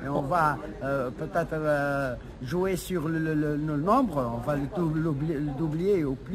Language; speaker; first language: French; non-native, local second language; Arabic